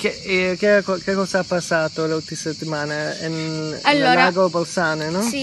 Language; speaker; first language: Italian; non-native, learner; Spanish